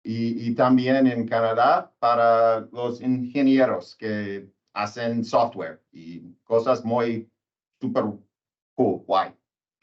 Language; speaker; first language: Spanish; non-native, learner; English